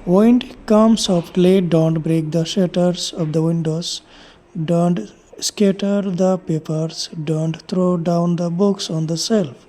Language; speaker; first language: English; non-native, local second language; Assamese